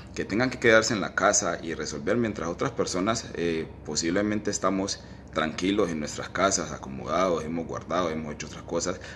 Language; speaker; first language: Spanish; native; Spanish